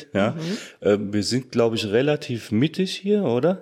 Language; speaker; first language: German; native; German